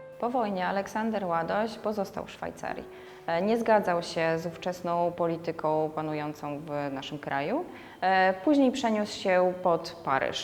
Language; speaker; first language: Polish; native; Polish